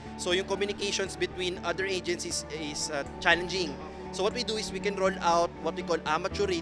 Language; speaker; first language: English; non-native, local second language; Filipino